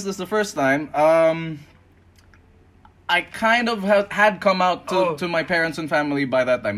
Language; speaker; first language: English; non-native, local second language; Filipino